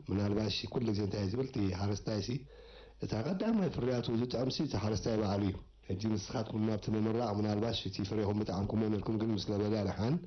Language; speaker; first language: Tigrinya; native; Tigrinya